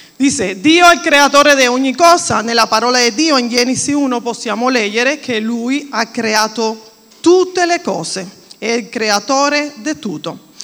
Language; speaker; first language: Italian; non-native, fluent; Spanish